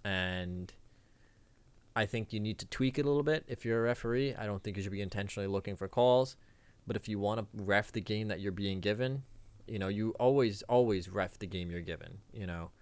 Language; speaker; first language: English; native; English